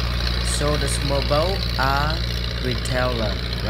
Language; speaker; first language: English; non-native, fluent; Vietnamese